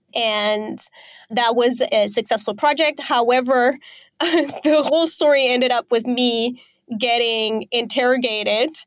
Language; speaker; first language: English; non-native, fluent; Romanian